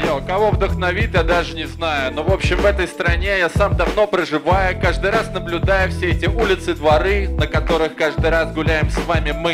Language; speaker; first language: Russian; native; Russian